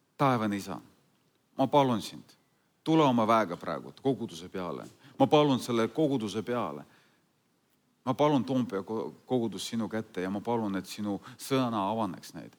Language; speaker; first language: Estonian; non-native, fluent; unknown